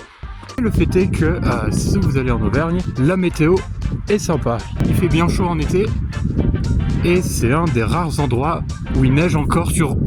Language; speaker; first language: French; native; French